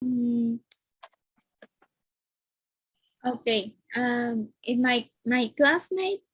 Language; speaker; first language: English; non-native, learner; Spanish